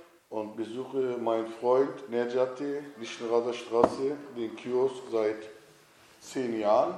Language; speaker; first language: German; non-native, fluent; Turkish